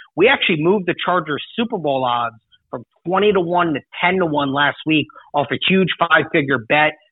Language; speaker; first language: English; native; English